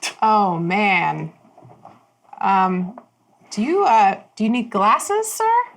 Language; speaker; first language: English; native; English